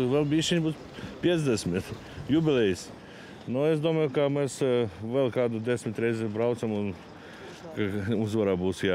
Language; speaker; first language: Latvian; non-native, learner; Ukrainian